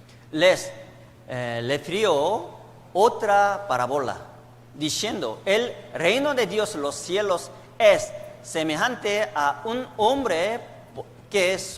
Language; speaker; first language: Spanish; non-native, learner; Korean